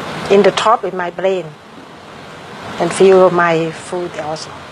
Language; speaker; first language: English; non-native, learner; Thai